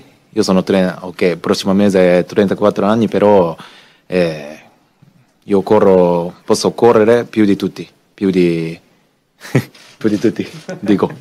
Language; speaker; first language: Italian; non-native, learner; Japanese